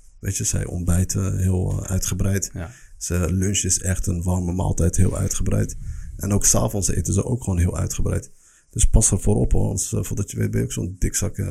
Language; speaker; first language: Dutch; early bilingual, other home language; Arabic